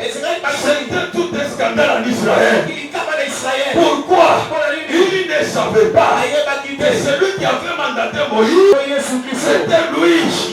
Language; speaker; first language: French; non-native, local second language; Lingala